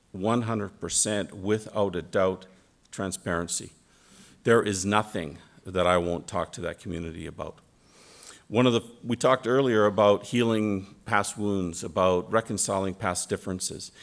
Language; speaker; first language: English; native; English